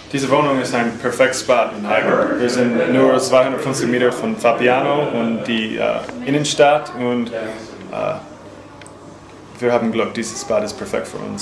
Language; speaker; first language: German; non-native, learner; English